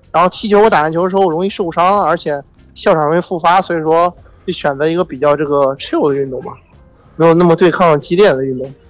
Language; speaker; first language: Chinese; native; Chinese